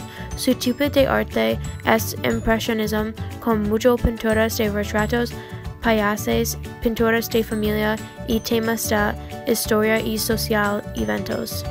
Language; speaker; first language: Spanish; non-native, learner; English